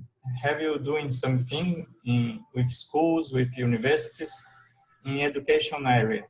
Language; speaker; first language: English; non-native, learner; Portuguese